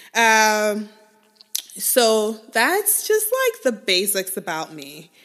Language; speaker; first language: English; non-native, local second language; Igbo